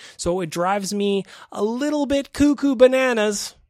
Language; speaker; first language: English; native; English